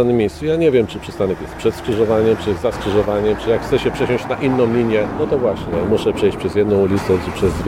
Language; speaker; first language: Polish; native; Polish